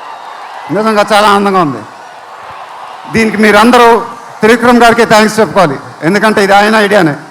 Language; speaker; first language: Telugu; native; Telugu